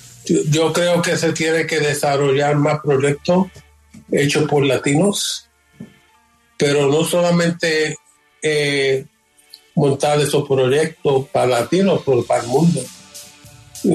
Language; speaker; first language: Spanish; early bilingual, heritage; Spanish